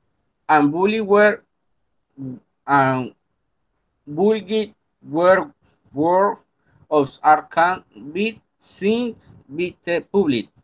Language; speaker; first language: English; non-native, learner; Spanish